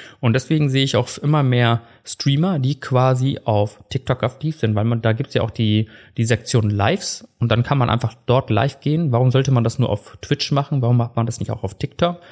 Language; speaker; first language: German; early bilingual, other home language; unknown